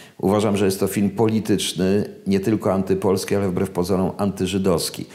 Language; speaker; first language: Polish; native; Polish